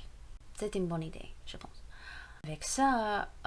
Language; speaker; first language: French; non-native, learner; English